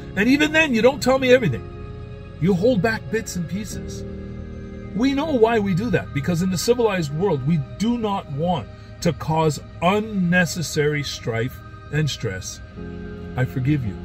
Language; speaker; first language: English; native; English